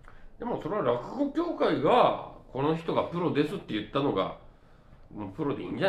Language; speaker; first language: Japanese; native; Japanese